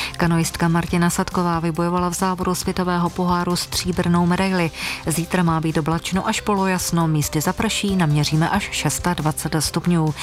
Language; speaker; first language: Czech; native; Czech